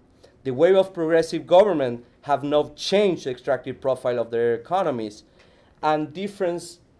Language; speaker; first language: English; non-native, fluent; Spanish